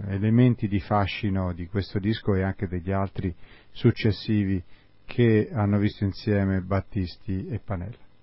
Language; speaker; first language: Italian; native; Italian